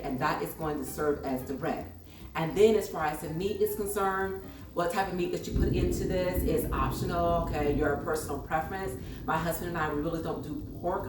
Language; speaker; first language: English; native; English